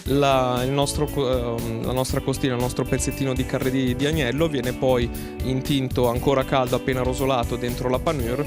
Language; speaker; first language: Italian; native; Italian